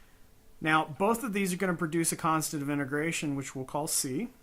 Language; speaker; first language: English; native; English